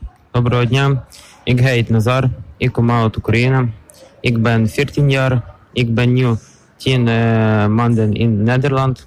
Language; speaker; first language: Dutch; non-native, learner; Ukrainian